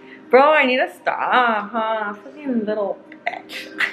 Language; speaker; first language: English; early bilingual, other home language; Spanish